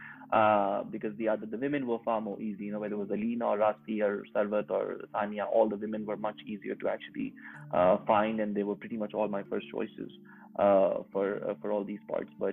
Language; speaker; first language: English; non-native, local second language; Urdu